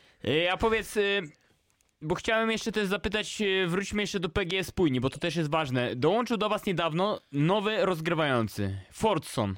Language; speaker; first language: Polish; native; Polish